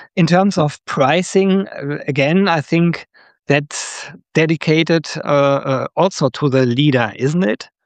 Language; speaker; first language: English; non-native, fluent; German